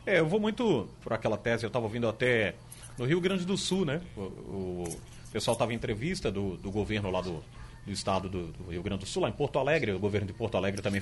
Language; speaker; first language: Portuguese; native; Portuguese